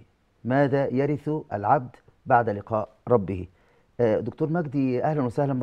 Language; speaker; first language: Arabic; native; Arabic